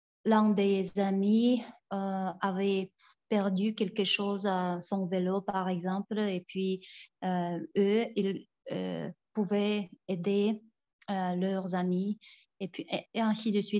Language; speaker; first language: French; non-native, fluent; Tuvinian